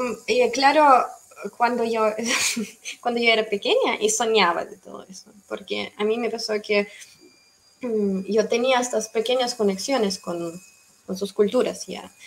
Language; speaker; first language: Spanish; non-native, fluent; Russian